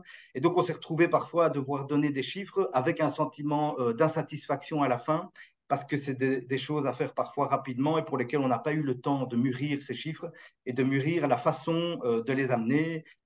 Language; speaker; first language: French; native; French